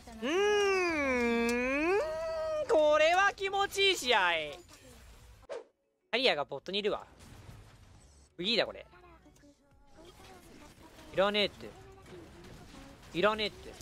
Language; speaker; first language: Japanese; native; Japanese